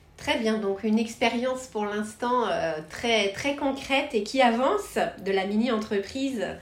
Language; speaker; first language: French; native; French